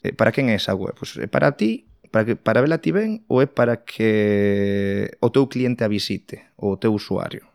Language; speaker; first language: Galician; non-native, local second language; Spanish